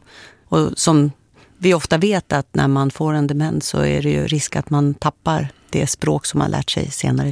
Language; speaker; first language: Swedish; native; Swedish